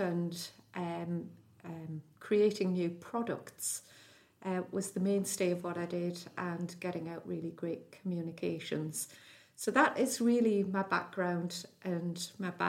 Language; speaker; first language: English; native; English